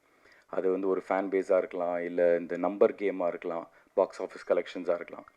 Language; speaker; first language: Tamil; native; Tamil